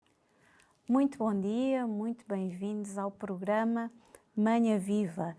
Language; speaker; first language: Portuguese; native; Portuguese